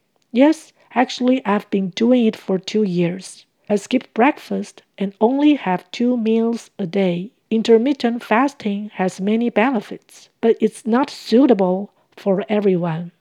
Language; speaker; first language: English; non-native, fluent; Chinese